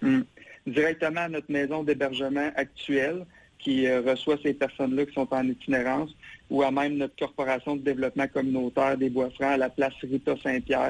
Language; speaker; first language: French; native; French